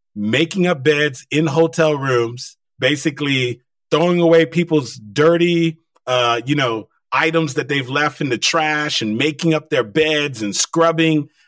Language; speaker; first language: English; early bilingual, other home language; Haitian Creole